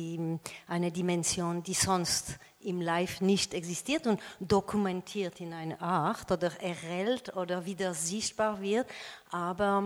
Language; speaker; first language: German; non-native, fluent; French